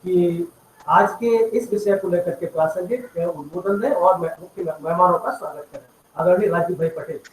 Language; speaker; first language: Hindi; non-native, local second language; Gujarati